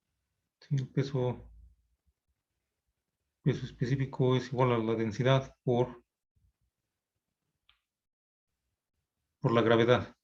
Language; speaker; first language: Spanish; native; Spanish